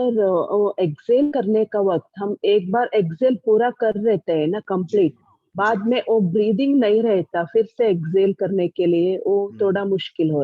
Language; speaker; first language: Hindi; non-native, local second language; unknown